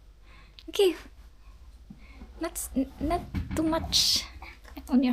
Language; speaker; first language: English; non-native, local second language; Cebuano